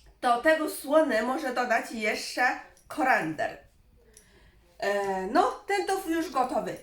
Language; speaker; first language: Polish; non-native, learner; Chinese